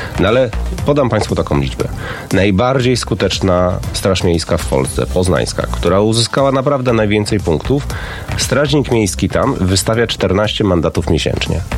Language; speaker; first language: Polish; native; Polish